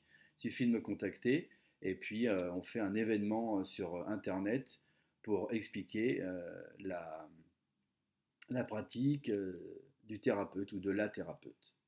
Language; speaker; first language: French; native; French